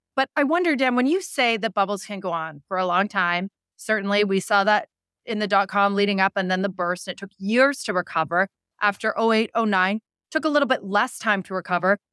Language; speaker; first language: English; native; English